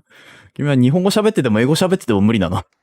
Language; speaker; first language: Japanese; native; Japanese